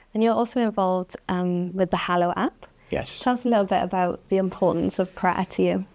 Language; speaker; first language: English; native; English